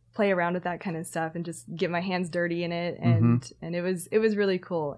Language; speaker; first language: English; native; English